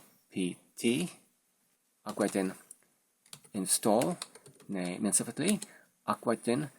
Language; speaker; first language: Welsh; non-native, learner; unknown